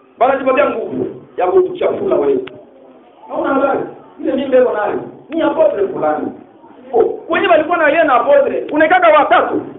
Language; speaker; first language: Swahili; native; Swahili